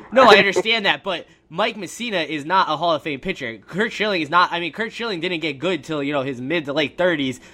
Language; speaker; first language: English; native; English